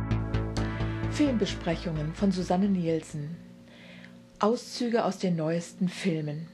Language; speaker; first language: German; native; German